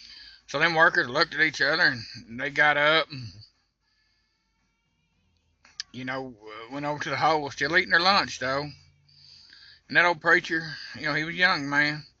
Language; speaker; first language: English; native; English